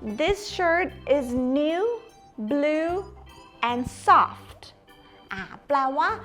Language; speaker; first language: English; non-native, fluent; Thai